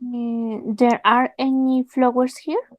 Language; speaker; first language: English; non-native, learner; Spanish